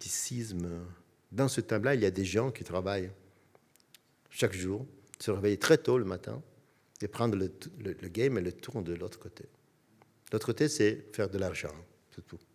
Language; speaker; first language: French; non-native, fluent; Italian